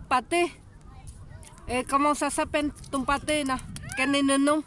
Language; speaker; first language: French; non-native, fluent; Vietnamese